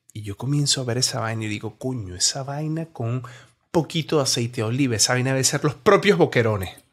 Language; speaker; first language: Spanish; native; Spanish